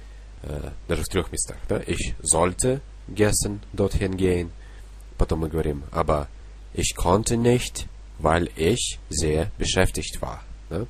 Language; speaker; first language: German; non-native, fluent; Russian